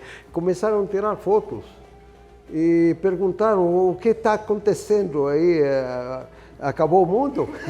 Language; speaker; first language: Portuguese; non-native, fluent; Arabic